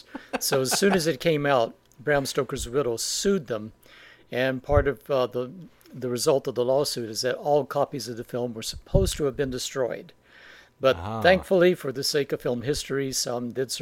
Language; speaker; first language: English; native; English